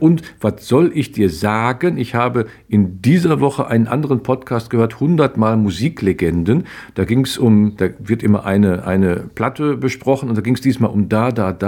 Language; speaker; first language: German; native; German